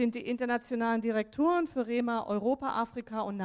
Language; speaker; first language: German; native; German